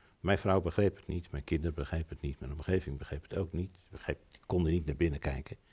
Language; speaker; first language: Dutch; native; Dutch